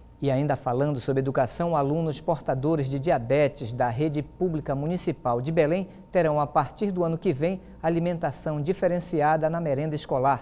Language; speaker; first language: Portuguese; native; Portuguese